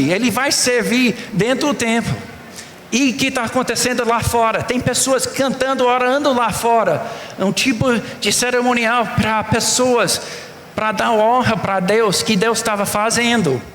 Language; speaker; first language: Portuguese; non-native, fluent; English